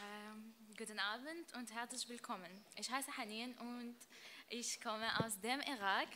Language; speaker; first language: German; non-native, learner; Arabic